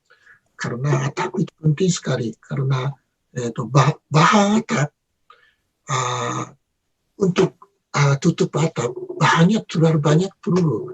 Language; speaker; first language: Indonesian; non-native, learner; Japanese